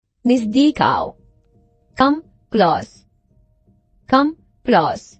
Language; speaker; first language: English; non-native, fluent; Urdu